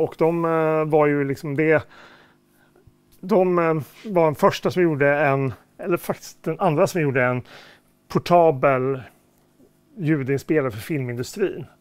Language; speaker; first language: Swedish; native; Swedish